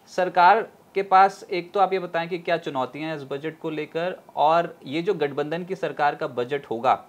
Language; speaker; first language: Hindi; native; Hindi